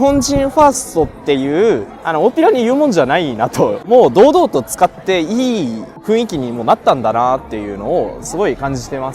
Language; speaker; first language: Japanese; native; Japanese